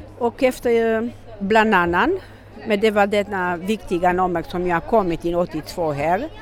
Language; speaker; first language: Swedish; non-native, fluent; Romanian